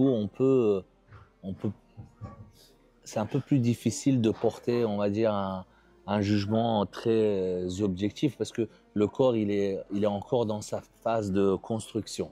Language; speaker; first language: French; native; French